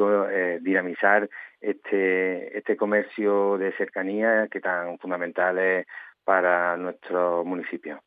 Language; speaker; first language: Spanish; native; Spanish